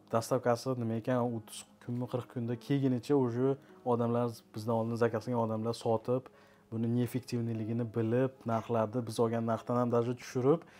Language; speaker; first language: Uzbek; early bilingual, heritage; Uzbek